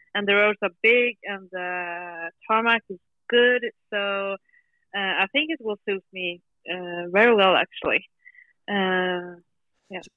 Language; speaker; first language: English; non-native, fluent; Swedish